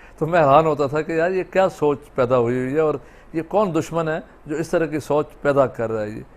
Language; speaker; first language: Urdu; non-native, local second language; Sindhi